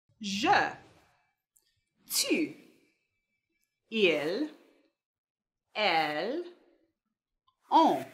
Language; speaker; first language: French; non-native, fluent; English